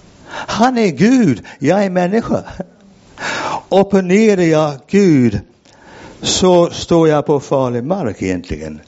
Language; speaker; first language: Swedish; non-native, fluent; English